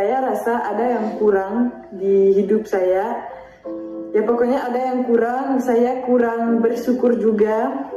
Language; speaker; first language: Indonesian; non-native, fluent; French